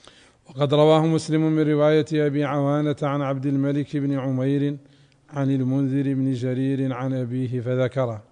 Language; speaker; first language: Arabic; native; Arabic